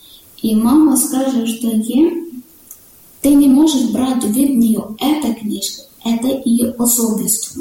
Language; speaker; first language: Ukrainian; non-native, learner; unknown